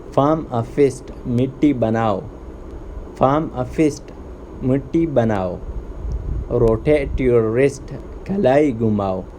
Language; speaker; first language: Urdu; native; Urdu